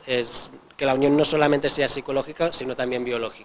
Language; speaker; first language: Spanish; non-native, local second language; Catalan